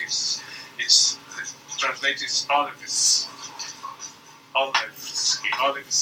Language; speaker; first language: English; non-native, fluent; Portuguese